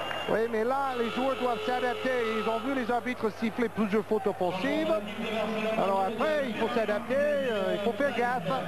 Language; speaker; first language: French; native; French